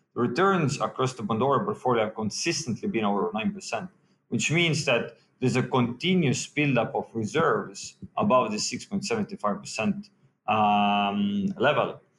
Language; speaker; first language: English; non-native, fluent; Estonian